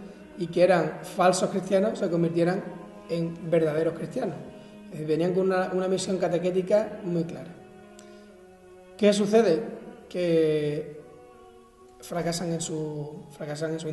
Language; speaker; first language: Spanish; native; Spanish